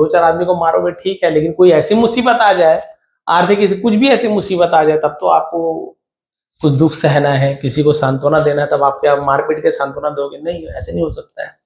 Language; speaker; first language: Hindi; native; Hindi